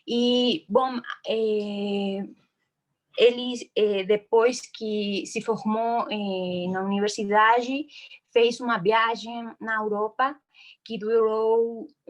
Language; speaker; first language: Portuguese; non-native, fluent; Spanish